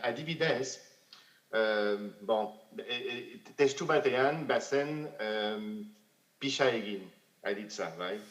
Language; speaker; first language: Basque; non-native, fluent; French